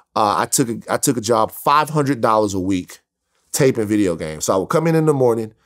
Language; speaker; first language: English; native; English